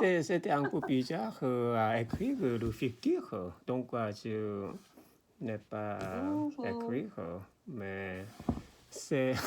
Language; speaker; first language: French; non-native, learner; Korean